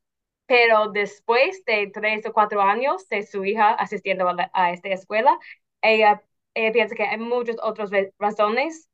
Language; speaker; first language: Spanish; non-native, fluent; English